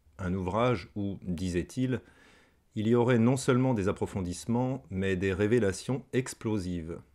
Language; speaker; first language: French; native; French